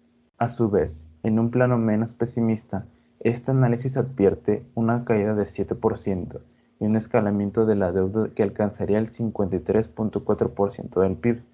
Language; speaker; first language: Spanish; native; Spanish